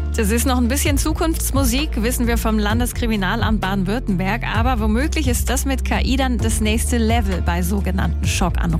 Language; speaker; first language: German; native; German